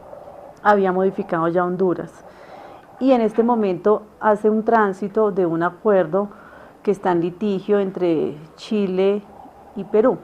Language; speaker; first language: Spanish; native; Spanish